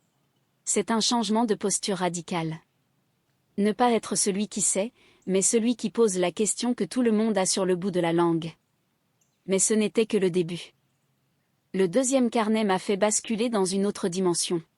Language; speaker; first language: French; native; French